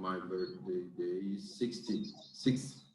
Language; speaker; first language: English; non-native, learner; Portuguese